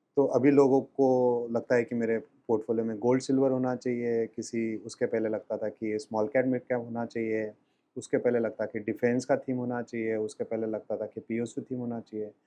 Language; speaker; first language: Hindi; native; Hindi